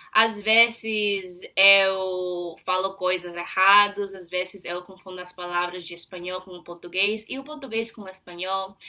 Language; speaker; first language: Portuguese; non-native, fluent; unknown